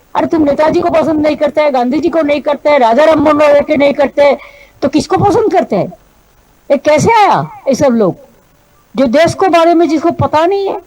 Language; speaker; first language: Hindi; non-native, local second language; Bangla